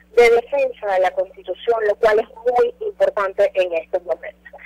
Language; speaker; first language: Spanish; native; Spanish